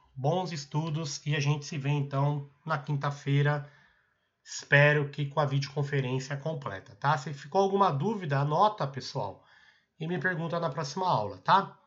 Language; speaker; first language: Portuguese; native; Portuguese